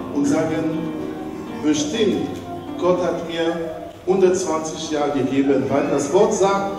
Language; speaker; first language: German; non-native, learner; French